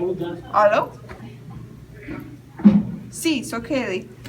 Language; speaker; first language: Spanish; non-native, learner; English